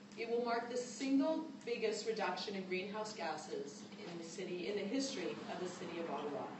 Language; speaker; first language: English; native; English